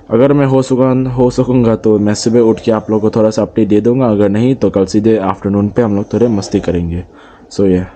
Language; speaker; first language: Hindi; non-native, local second language; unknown